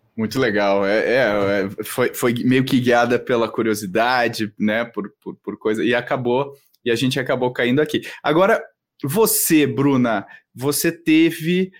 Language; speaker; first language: Portuguese; native; Portuguese